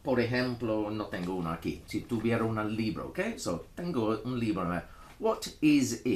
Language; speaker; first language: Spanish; non-native, fluent; English